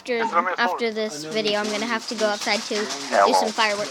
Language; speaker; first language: English; native; English